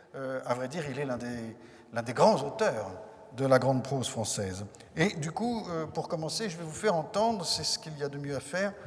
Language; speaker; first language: French; native; French